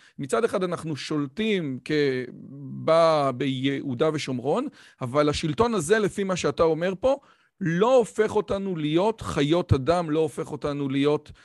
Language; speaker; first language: Hebrew; native; Hebrew